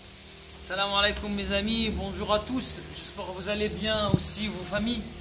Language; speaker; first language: French; non-native, fluent; Arabic